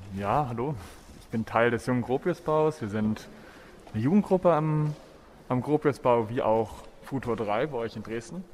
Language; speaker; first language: German; native; German